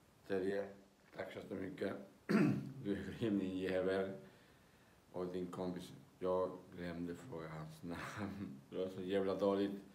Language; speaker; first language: Swedish; non-native, learner; Spanish